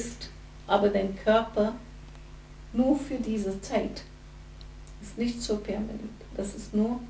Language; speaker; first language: German; non-native, fluent; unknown